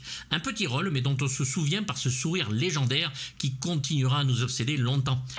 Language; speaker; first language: French; native; French